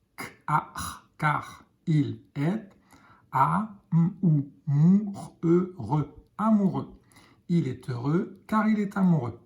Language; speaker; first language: French; native; French